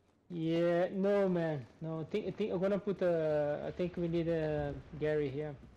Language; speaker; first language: English; non-native, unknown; Portuguese